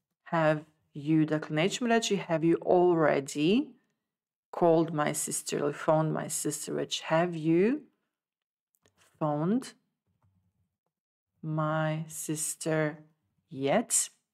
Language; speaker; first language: English; non-native, fluent; Serbian